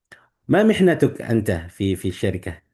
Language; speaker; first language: Arabic; non-native, fluent; Indonesian